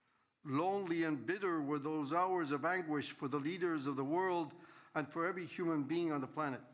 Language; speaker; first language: English; non-native, fluent; Spanish